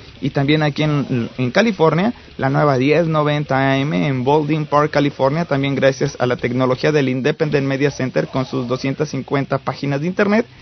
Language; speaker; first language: Spanish; native; Spanish